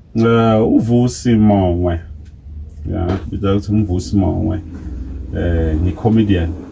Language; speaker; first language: Zulu; non-native, local second language; Swati